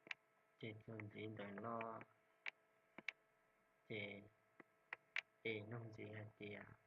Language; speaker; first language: Chinese; non-native, fluent; Hmong